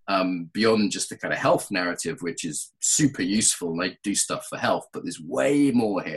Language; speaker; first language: English; native; English